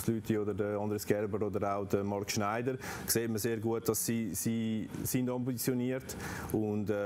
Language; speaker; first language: German; native; German